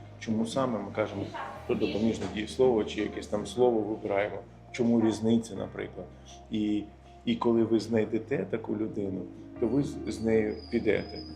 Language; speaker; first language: Ukrainian; non-native, local second language; Russian